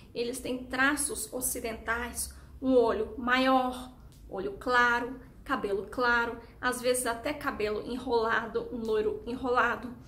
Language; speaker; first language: Portuguese; early bilingual, heritage; Portuguese